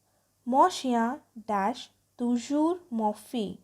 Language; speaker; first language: French; non-native, fluent; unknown